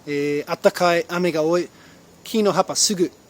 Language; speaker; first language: Japanese; non-native, fluent; English